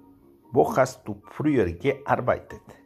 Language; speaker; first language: German; non-native, learner; Spanish